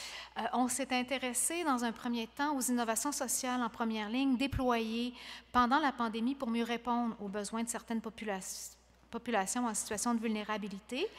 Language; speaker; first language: French; native; French